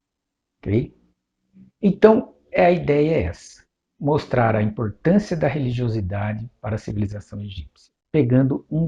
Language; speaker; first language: Portuguese; native; Portuguese